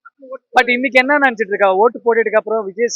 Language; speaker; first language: Tamil; non-native, learner; Telugu